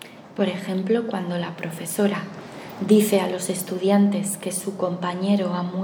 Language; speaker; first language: Spanish; native; Spanish